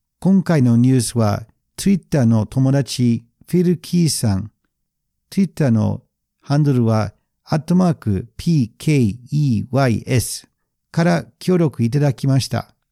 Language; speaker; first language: Japanese; non-native, fluent; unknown